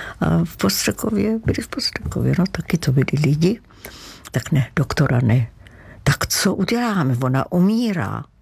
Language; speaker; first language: Czech; native; Czech